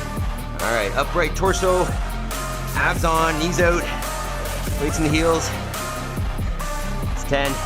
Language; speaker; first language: English; native; English